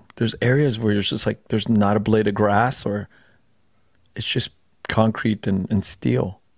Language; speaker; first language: English; native; English